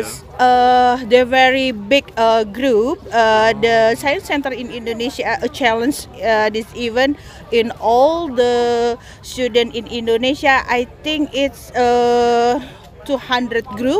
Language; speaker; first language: English; non-native, learner; Indonesian